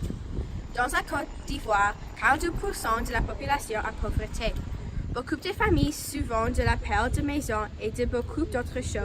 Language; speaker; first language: French; non-native, learner; English